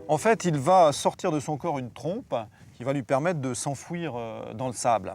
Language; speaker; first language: French; native; French